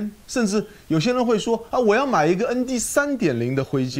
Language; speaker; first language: Chinese; native; Chinese